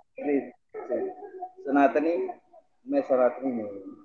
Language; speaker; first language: Hindi; native; Hindi